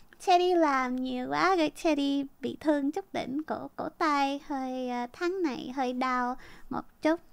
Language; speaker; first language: Vietnamese; early bilingual, heritage; Vietnamese